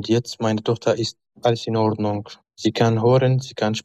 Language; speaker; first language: German; non-native, learner; Arabic